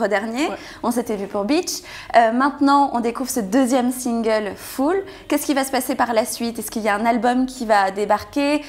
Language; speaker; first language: French; native; French